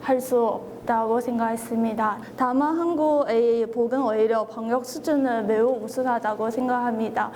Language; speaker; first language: Korean; non-native, fluent; Chinese